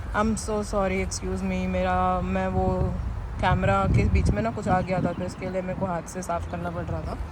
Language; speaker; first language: Hindi; non-native, local second language; Bangla